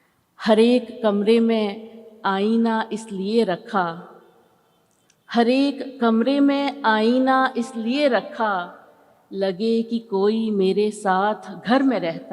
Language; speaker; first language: Hindi; native; Hindi